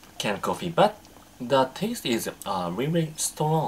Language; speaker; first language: English; non-native, fluent; Japanese